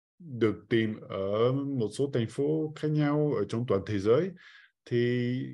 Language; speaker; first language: Vietnamese; non-native, fluent; French